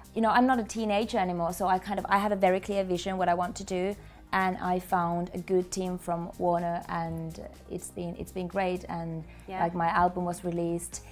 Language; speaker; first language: English; non-native, fluent; Finnish